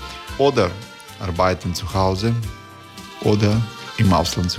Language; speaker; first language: German; non-native, learner; Croatian